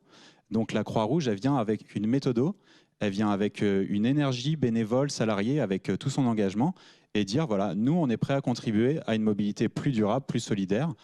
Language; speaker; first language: French; native; French